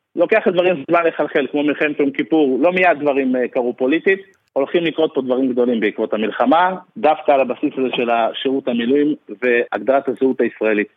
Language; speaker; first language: Hebrew; early bilingual, other home language; Russian